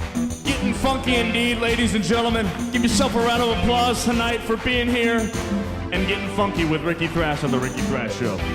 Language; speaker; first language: English; native; English